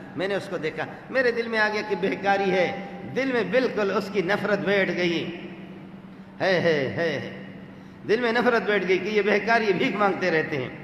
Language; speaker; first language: Urdu; non-native, local second language; Baluchi